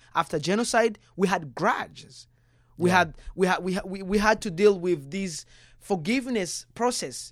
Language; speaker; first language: English; non-native, learner; Kinyarwanda